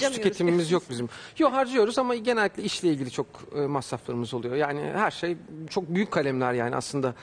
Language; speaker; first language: Turkish; native; Turkish